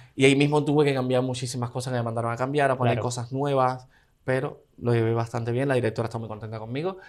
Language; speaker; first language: Spanish; native; Spanish